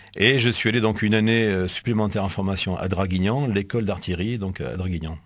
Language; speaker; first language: French; native; French